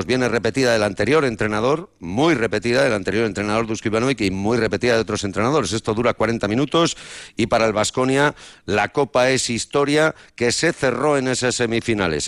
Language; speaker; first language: Spanish; native; Spanish